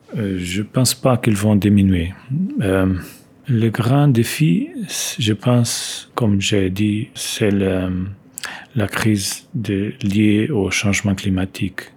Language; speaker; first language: French; non-native, fluent; Portuguese